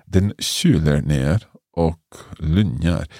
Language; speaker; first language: Swedish; non-native, learner; English